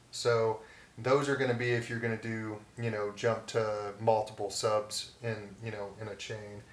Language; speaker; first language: English; native; English